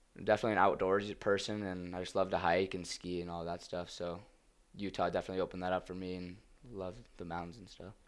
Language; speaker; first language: English; native; English